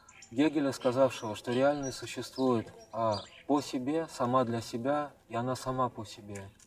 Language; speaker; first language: Russian; native; Russian